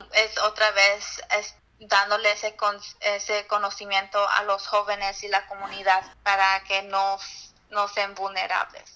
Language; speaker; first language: Spanish; early bilingual, heritage; Spanish